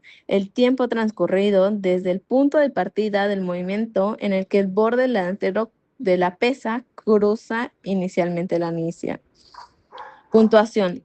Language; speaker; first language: Spanish; native; Spanish